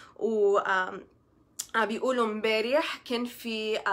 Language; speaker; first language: Arabic; early bilingual, other home language; English